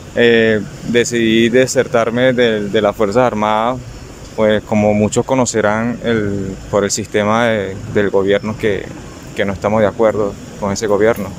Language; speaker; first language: Spanish; native; Spanish